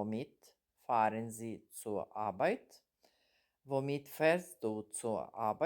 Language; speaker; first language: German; non-native, fluent; Serbian